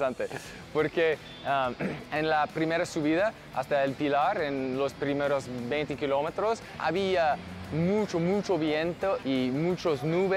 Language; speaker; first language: Spanish; non-native, learner; English